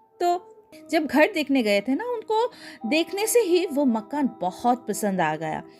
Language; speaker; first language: Hindi; non-native, local second language; Bangla